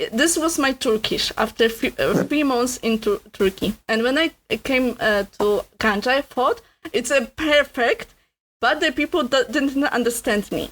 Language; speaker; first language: English; non-native, learner; Polish